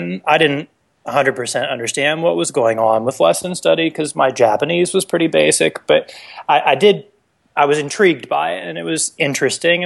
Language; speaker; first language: English; native; English